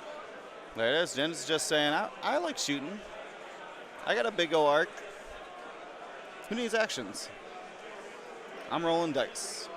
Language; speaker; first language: English; native; English